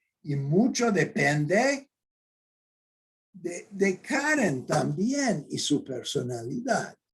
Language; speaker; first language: Spanish; non-native, fluent; English